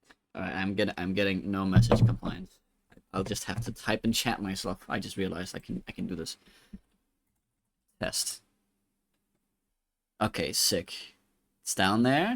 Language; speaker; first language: English; native; English